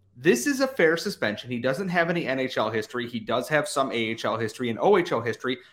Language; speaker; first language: English; native; English